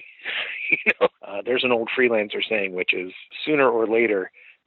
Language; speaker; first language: English; native; English